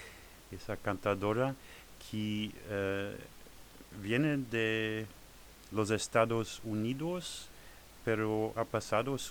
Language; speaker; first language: Spanish; non-native, learner; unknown